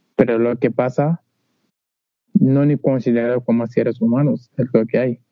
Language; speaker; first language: Spanish; non-native, learner; Wolof